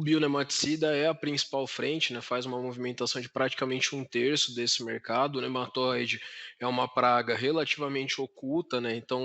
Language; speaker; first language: Portuguese; native; Portuguese